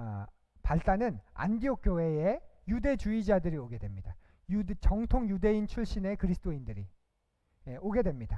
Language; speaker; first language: Korean; native; Korean